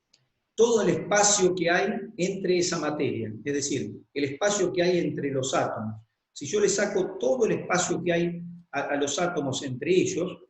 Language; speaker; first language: Spanish; native; Spanish